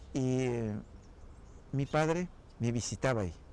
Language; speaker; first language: Spanish; non-native, local second language; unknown